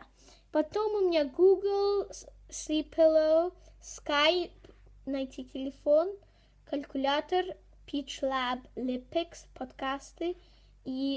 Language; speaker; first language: Russian; early bilingual, heritage; Russian